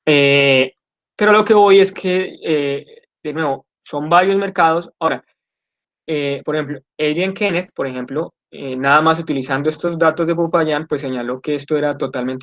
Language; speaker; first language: Spanish; native; Spanish